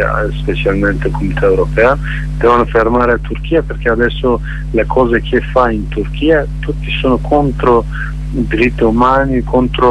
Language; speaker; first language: Italian; non-native, learner; Kurdish